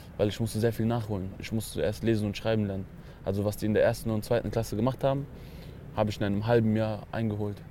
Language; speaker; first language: German; early bilingual, other home language; Kurdish